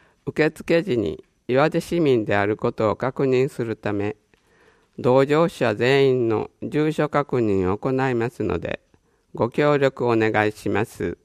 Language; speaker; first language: Japanese; native; Japanese